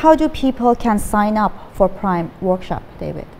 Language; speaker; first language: English; non-native, fluent; Persian